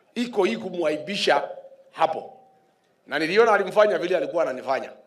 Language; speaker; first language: Swahili; non-native, local second language; Kikuyu